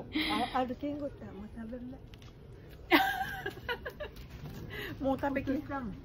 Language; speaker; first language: Japanese; native; Japanese